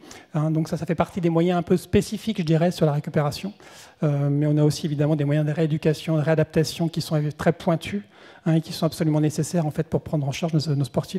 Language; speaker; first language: French; native; French